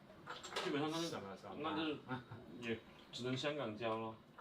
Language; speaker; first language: Chinese; native; Chinese